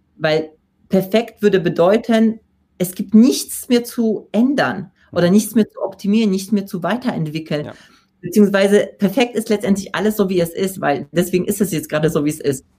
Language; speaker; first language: German; non-native, fluent; Polish